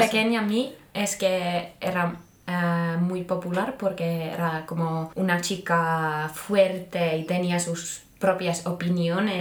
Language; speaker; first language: Spanish; non-native, fluent; Finnish